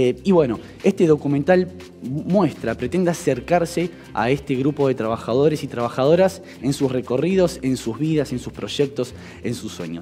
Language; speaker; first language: Spanish; native; Spanish